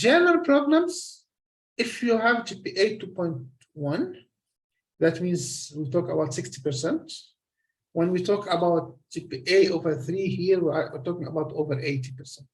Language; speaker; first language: English; non-native, fluent; Arabic